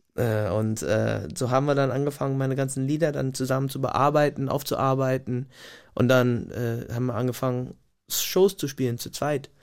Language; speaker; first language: German; non-native, fluent; English